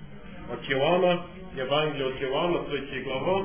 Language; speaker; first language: Russian; non-native, fluent; English